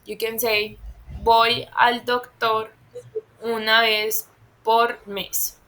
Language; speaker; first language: Spanish; non-native, fluent; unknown